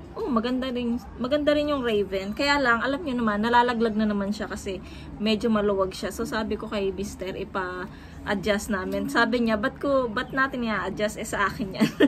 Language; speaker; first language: Filipino; native; Filipino